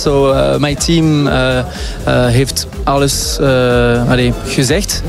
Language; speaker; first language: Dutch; non-native, local second language; French